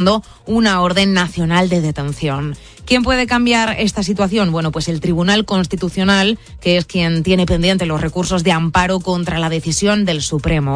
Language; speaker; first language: Spanish; native; Spanish